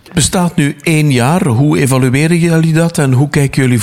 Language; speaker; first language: Dutch; native; Dutch